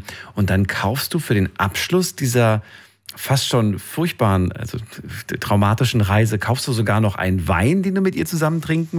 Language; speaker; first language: German; native; German